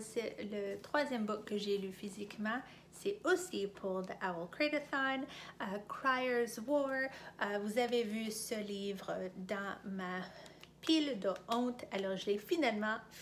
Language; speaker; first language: French; non-native, fluent; English